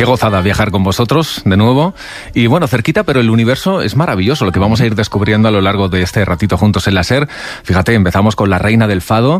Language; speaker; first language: Spanish; native; Spanish